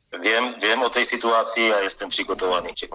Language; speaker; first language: Polish; non-native, learner; Czech